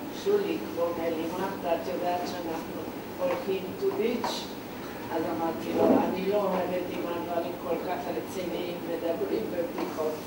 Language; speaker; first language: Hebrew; non-native, learner; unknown